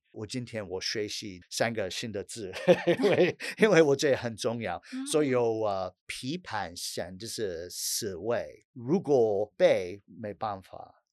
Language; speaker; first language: Chinese; non-native, fluent; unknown